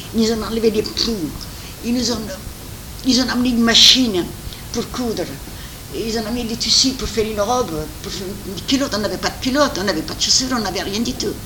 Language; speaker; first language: French; non-native, fluent; Armenian